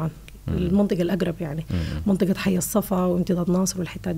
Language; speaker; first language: Arabic; native; Arabic